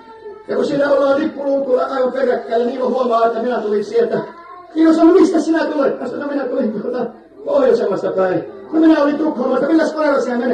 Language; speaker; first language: Finnish; native; Finnish